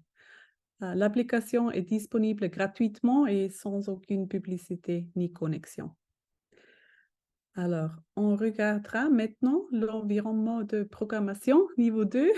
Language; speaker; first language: French; non-native, fluent; German